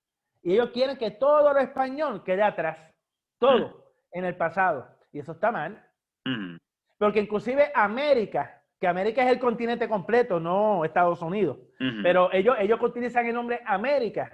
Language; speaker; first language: Spanish; native; Spanish